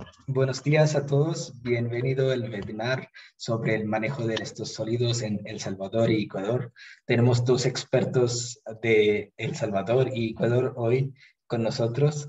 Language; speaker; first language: Spanish; non-native, fluent; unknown